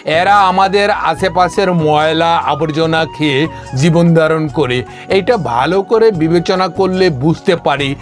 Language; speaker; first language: Bangla; non-native, local second language; Konkani